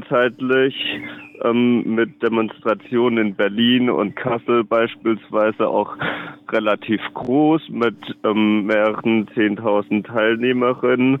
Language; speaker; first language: German; native; German